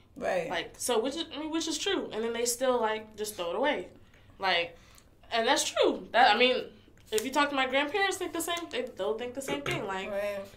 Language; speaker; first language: English; early bilingual, other home language; Haitian Creole